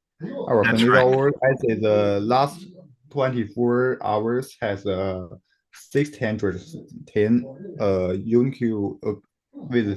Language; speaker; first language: English; non-native, learner; Chinese